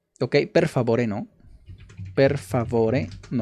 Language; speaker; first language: Italian; non-native, learner; Spanish